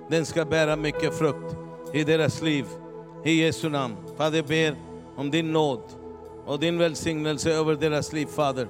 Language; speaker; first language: Swedish; non-native, fluent; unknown